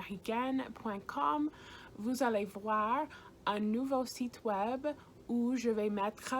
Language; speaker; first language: French; non-native, fluent; English